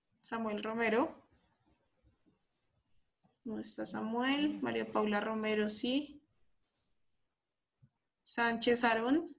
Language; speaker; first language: Spanish; native; Spanish